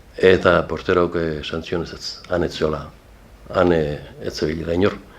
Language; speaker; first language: Basque; native; Basque